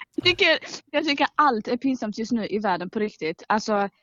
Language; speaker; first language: Swedish; native; Swedish